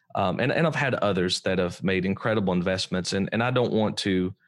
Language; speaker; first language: English; native; English